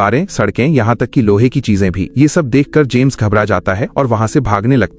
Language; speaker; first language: Hindi; native; Hindi